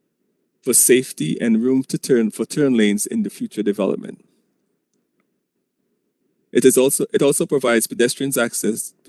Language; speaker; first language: English; native; English